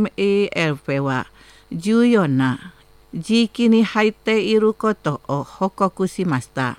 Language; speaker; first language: Japanese; non-native, fluent; Indonesian